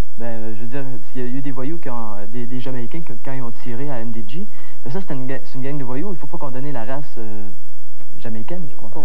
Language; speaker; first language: French; early bilingual, other home language; Haitian Creole